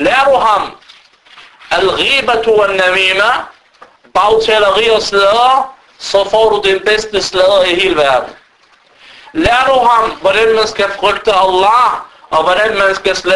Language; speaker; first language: Danish; non-native, fluent; Arabic